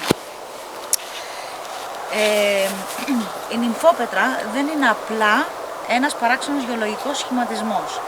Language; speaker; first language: Greek; native; Greek